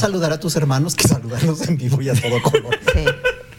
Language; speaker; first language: Spanish; native; Spanish